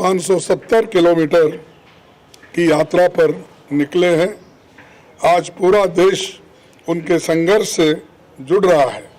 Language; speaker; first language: Hindi; non-native, local second language; Kannada